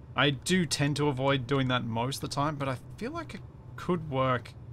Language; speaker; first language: English; native; English